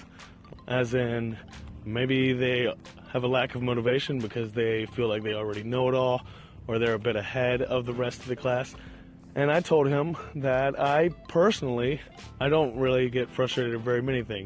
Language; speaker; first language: English; native; English